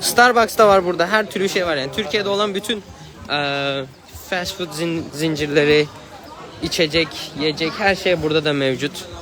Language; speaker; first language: Turkish; native; Turkish